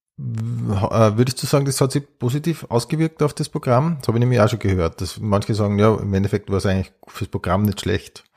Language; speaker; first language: German; native; German